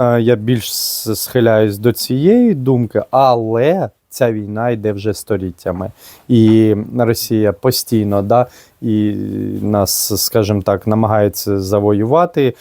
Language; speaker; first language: Ukrainian; non-native, local second language; Russian